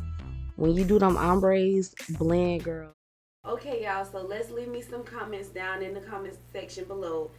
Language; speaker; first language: English; native; English